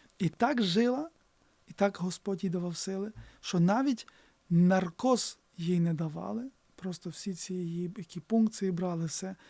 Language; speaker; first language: Ukrainian; native; Ukrainian